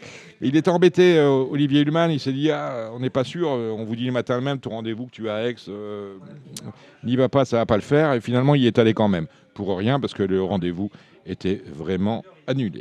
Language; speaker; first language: French; native; French